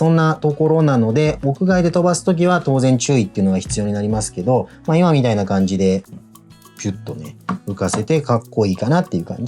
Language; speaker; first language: Japanese; native; Japanese